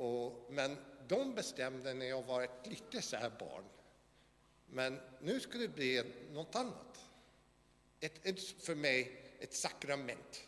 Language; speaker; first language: Swedish; non-native, fluent; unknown